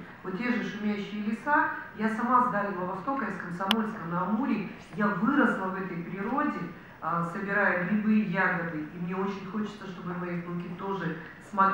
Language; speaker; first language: Russian; native; Russian